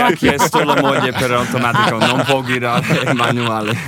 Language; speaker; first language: Italian; non-native, learner; English